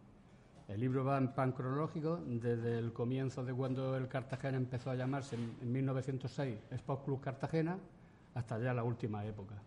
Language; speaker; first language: Spanish; native; Spanish